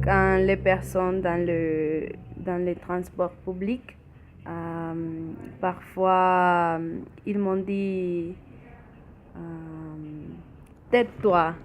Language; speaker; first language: French; non-native, learner; Spanish